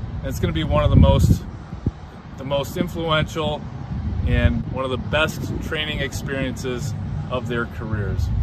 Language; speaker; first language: English; native; English